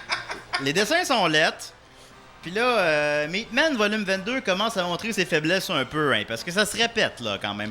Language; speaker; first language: French; native; French